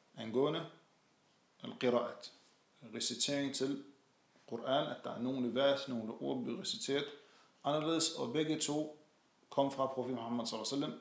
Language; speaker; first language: Danish; non-native, fluent; Arabic